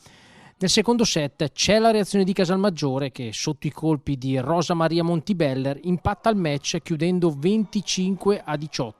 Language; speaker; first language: Italian; native; Italian